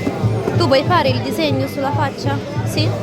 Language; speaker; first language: Italian; non-native, fluent; Russian